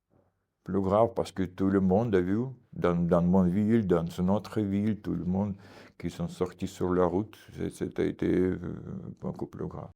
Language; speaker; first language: French; non-native, learner; Ukrainian